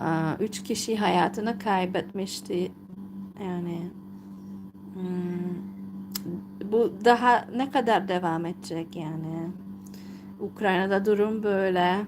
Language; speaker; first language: Turkish; non-native, fluent; Hungarian